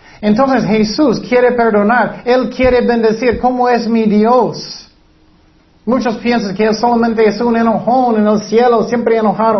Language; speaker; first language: Spanish; non-native, fluent; English